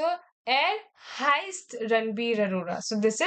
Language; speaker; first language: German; non-native, learner; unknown